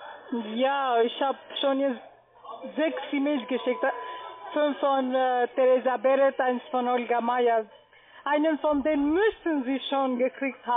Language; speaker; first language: German; non-native, learner; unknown